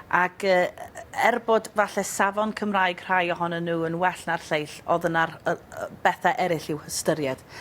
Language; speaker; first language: Welsh; native; Welsh